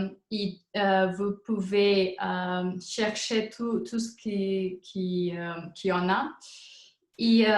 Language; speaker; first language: French; non-native, learner; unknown